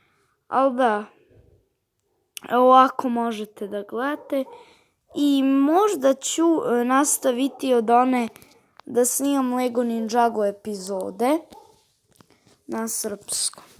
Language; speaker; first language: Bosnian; early bilingual, heritage; Croatian